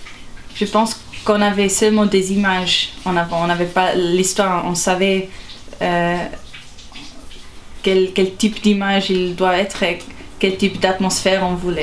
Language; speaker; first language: French; non-native, local second language; German